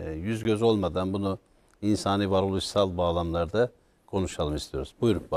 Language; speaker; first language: Turkish; native; Turkish